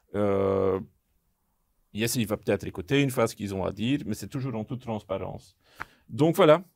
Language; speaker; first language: French; non-native, local second language; Dutch